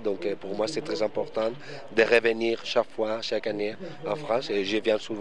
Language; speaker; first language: French; non-native, fluent; Spanish